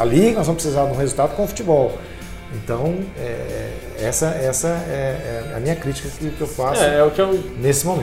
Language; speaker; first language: Portuguese; native; Portuguese